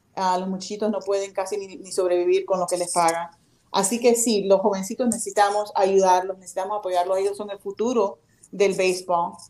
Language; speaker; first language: Spanish; native; Spanish